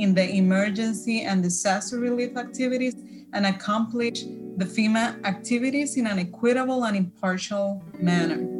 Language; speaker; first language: English; non-native, fluent; Spanish